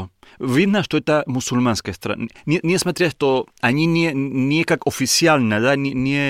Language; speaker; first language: Russian; non-native, learner; Spanish